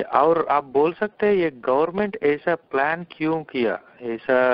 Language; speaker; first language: Hindi; non-native, local second language; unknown